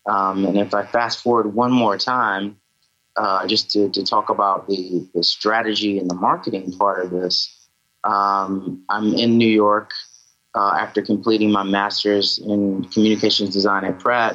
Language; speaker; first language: English; native; English